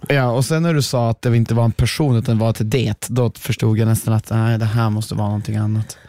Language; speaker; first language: Swedish; native; Swedish